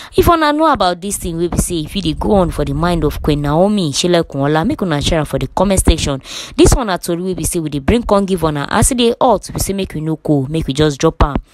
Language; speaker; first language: Nigerian Pidgin; non-native, local second language; Yoruba